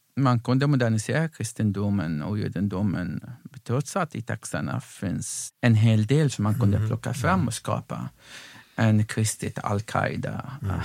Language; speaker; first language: Swedish; non-native, fluent; Arabic